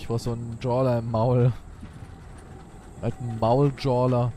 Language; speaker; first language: German; native; German